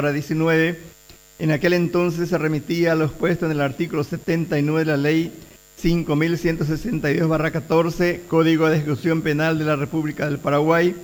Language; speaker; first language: Spanish; native; Spanish